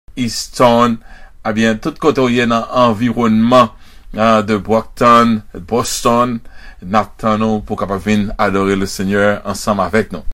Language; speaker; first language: French; native; French